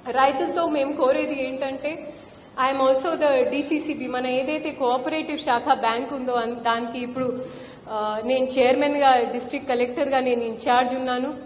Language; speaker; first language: Telugu; non-native, fluent; Hindi